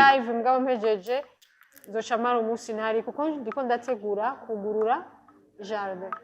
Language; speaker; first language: Rundi; native; Rundi